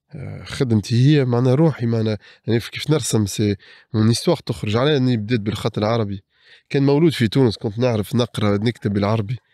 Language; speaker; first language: Arabic; early bilingual, other home language; French